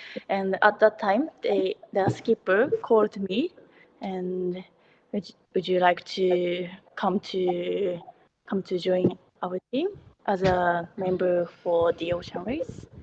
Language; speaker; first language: English; non-native, learner; Japanese